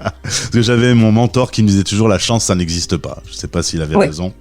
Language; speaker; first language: French; native; French